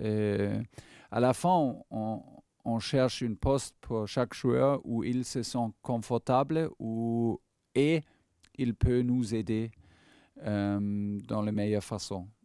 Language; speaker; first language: French; non-native, fluent; German